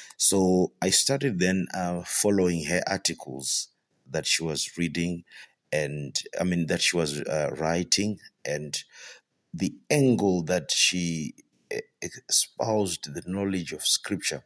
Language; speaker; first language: English; non-native, local second language; Shona